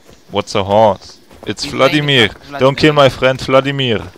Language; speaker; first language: English; non-native, fluent; German